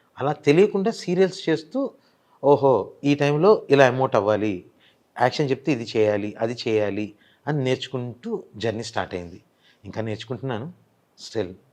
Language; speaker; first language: Telugu; native; Telugu